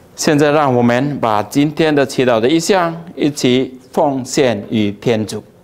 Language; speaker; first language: Chinese; early bilingual, heritage; Chinese